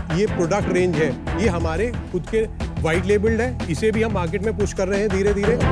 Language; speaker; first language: Hindi; native; Hindi